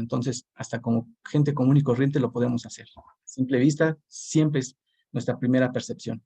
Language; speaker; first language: Spanish; native; Spanish